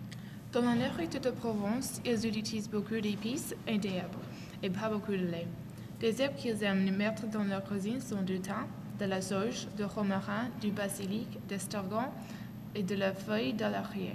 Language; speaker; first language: French; non-native, learner; English